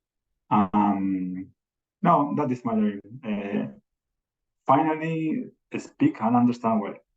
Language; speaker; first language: English; non-native, learner; Spanish